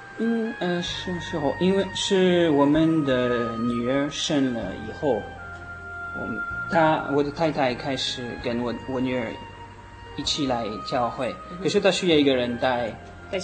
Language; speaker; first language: Chinese; non-native, learner; French